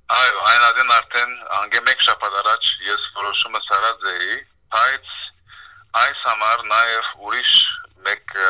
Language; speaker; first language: Armenian; early bilingual, heritage; Armenian